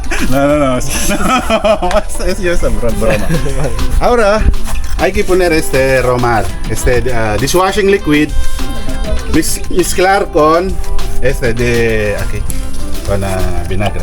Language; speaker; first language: Spanish; non-native, learner; Filipino